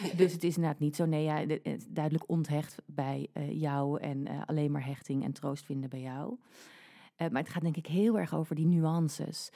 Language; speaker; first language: Dutch; native; Dutch